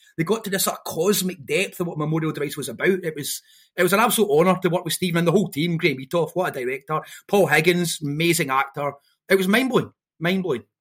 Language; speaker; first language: English; native; English